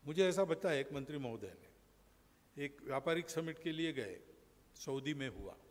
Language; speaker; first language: Hindi; non-native, local second language; Marathi